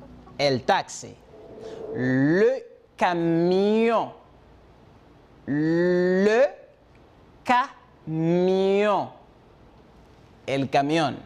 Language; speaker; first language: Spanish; non-native, fluent; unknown